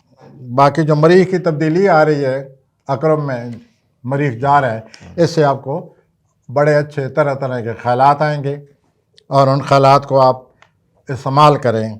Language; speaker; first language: Urdu; native; Urdu